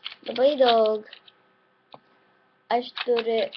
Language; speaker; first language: Lithuanian; early bilingual, heritage; Lithuanian